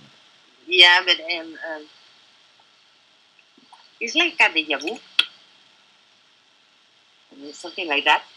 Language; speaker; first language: English; non-native, learner; Spanish